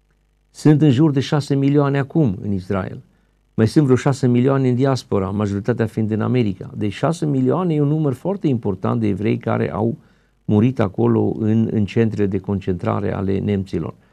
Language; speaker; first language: Romanian; native; Romanian